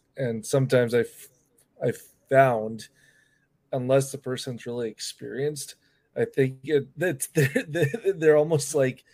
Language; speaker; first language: English; native; English